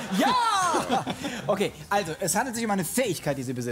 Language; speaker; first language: German; native; German